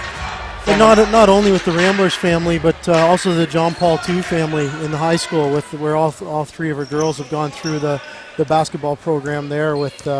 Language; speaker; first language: English; native; English